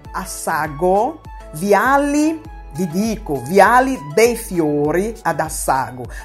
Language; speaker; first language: Italian; non-native, fluent; Portuguese